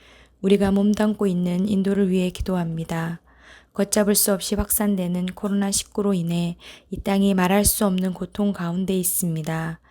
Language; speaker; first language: Korean; native; Korean